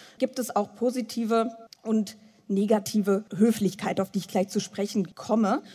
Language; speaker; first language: German; native; German